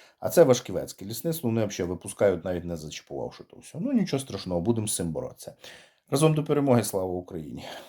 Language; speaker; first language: Ukrainian; native; Ukrainian